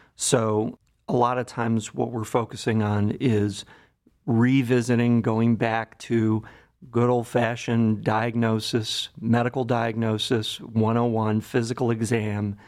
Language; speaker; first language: English; native; English